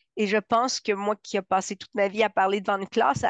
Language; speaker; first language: French; early bilingual, other home language; Spanish